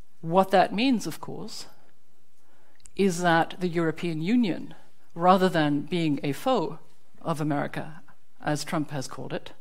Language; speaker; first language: English; non-native, fluent; German